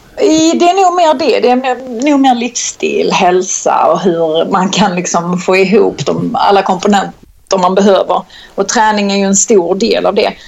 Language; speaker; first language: Swedish; early bilingual, other home language; Serbian